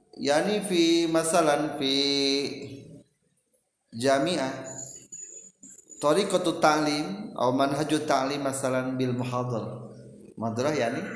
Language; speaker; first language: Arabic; non-native, fluent; Indonesian